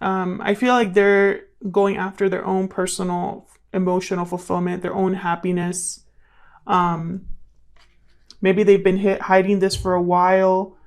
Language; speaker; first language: English; native; English